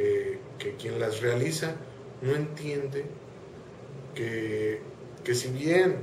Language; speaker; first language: Spanish; native; Spanish